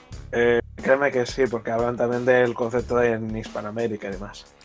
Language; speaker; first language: Spanish; native; Spanish